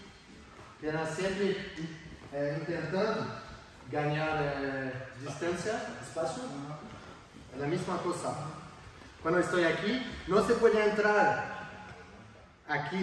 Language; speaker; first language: Spanish; non-native, learner; French